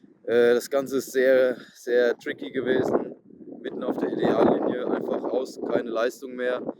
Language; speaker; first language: German; native; German